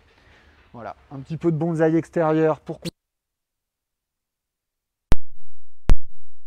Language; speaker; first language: French; native; French